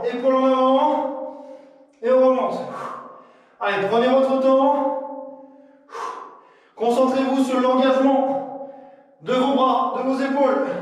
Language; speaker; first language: French; native; French